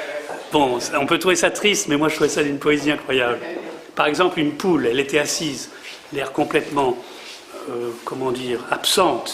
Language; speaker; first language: French; native; French